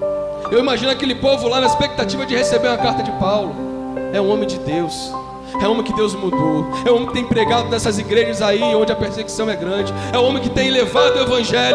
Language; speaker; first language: Portuguese; native; Portuguese